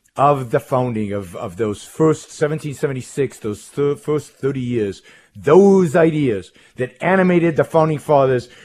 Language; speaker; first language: English; non-native, fluent; Hebrew